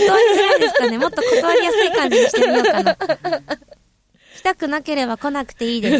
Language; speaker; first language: Japanese; native; Japanese